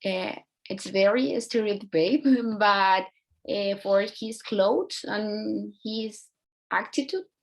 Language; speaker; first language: English; non-native, learner; Spanish